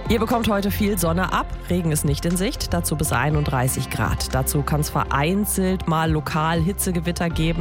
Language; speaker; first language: German; native; German